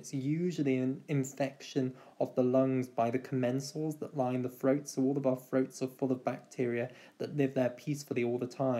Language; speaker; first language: English; native; English